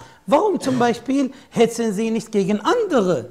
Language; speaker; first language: German; non-native, fluent; Arabic